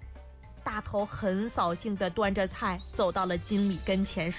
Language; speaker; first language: Chinese; native; Chinese